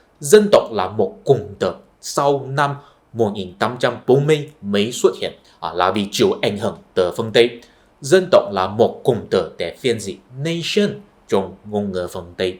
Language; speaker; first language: Vietnamese; non-native, fluent; Chinese